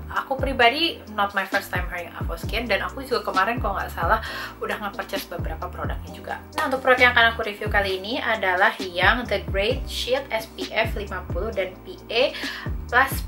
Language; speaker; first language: Indonesian; native; Indonesian